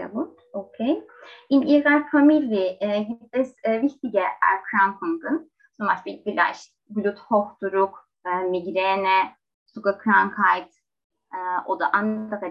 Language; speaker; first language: German; non-native, learner; Turkish